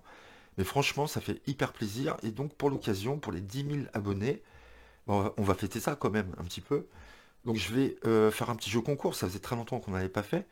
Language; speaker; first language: French; native; French